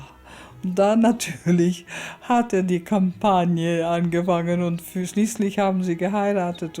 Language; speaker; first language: German; early bilingual, heritage; German